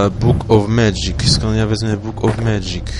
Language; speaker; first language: Polish; native; Polish